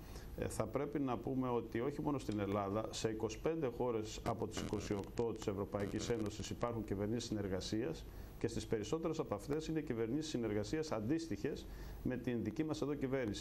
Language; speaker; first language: Greek; native; Greek